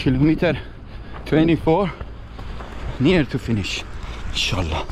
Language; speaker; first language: English; non-native, learner; Persian